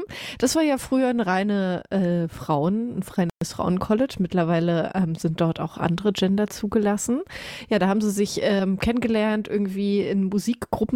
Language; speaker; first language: German; native; German